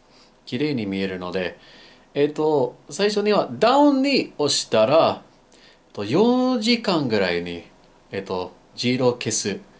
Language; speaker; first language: Japanese; non-native, fluent; English